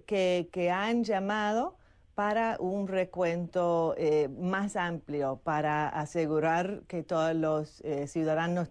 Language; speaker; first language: Spanish; non-native, fluent; English